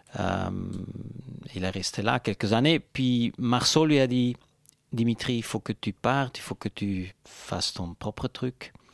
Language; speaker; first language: French; non-native, local second language; Italian